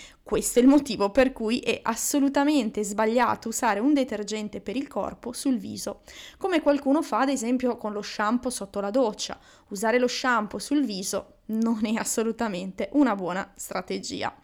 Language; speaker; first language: Italian; native; Italian